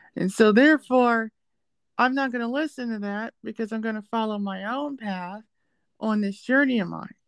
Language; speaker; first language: English; native; English